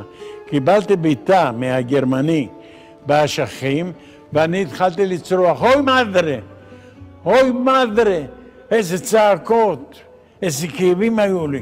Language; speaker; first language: Hebrew; non-native, fluent; Ladino